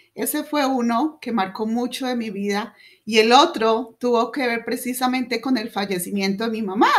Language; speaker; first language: Spanish; native; Spanish